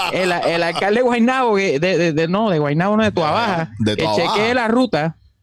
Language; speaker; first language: Spanish; native; Spanish